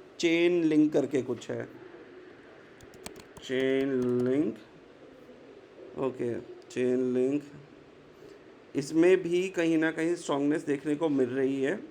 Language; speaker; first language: Hindi; native; Hindi